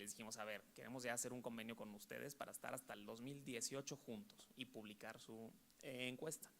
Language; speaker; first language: Spanish; native; Spanish